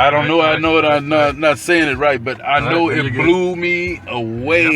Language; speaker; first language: English; native; English